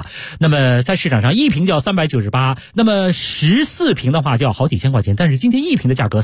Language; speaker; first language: Chinese; native; Chinese